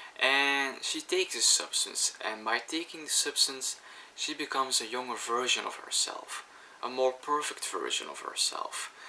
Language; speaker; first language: English; non-native, fluent; Dutch